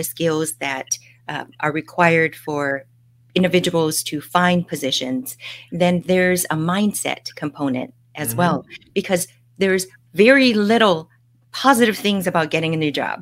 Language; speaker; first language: English; native; English